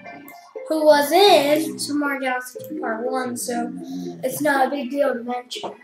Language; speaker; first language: English; native; English